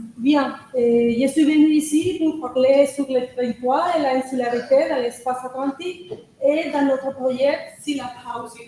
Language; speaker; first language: French; non-native, learner; Spanish